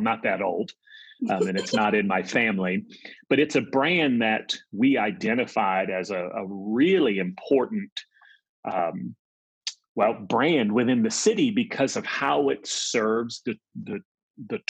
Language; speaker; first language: English; native; English